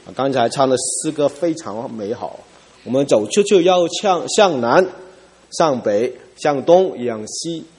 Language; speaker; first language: Chinese; non-native, local second language; Cantonese